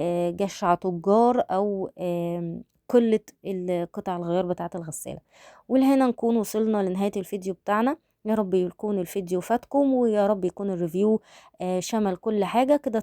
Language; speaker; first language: Arabic; native; Arabic